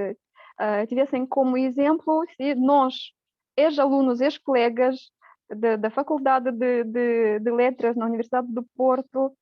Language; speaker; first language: Portuguese; non-native, fluent; Romanian